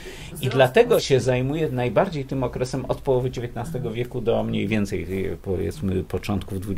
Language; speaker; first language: Polish; native; Polish